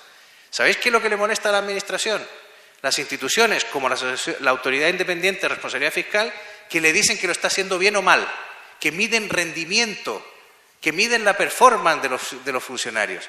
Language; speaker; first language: Spanish; native; Spanish